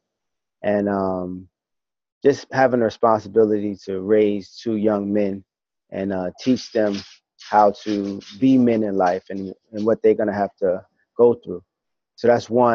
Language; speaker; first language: English; native; English